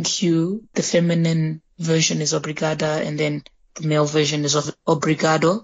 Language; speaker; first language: English; early bilingual, other home language; Shona